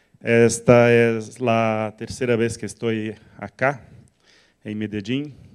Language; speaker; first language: Spanish; non-native, learner; Portuguese